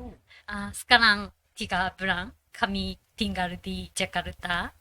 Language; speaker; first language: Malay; non-native, learner; Japanese